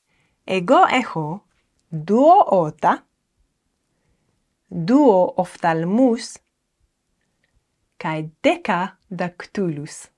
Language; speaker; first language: Greek; non-native, fluent; English